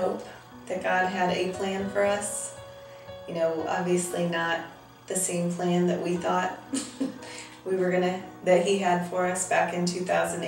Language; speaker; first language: English; native; English